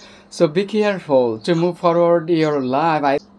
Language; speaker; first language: English; non-native, learner; Bangla